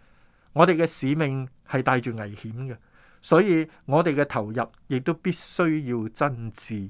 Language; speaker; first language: Chinese; non-native, local second language; Cantonese